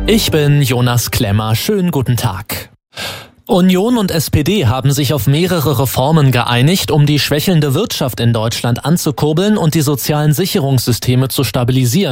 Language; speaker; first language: German; native; German